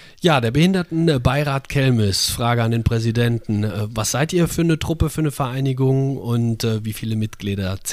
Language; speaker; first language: German; native; German